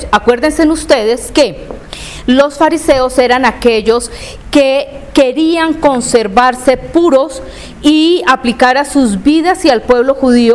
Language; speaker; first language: Spanish; native; Spanish